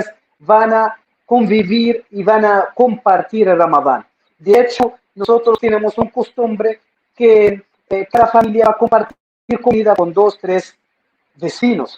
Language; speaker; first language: Spanish; non-native, fluent; Arabic